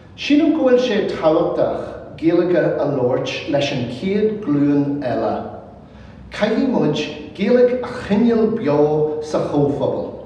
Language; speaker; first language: Irish; non-native, local second language; English